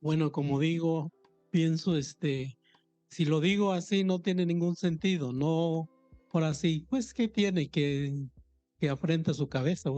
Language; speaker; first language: Spanish; non-native, local second language; Zapotec